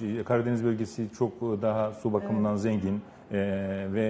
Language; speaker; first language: Turkish; native; Turkish